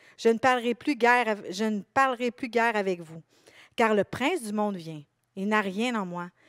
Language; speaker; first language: French; native; French